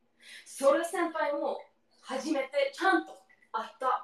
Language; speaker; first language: Japanese; non-native, learner; English